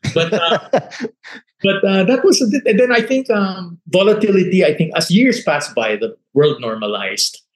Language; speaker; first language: English; non-native, local second language; Filipino